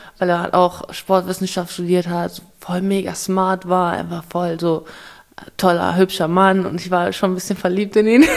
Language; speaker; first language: German; early bilingual, other home language; Russian